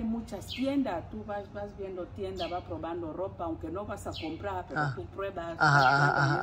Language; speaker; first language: Spanish; non-native, fluent; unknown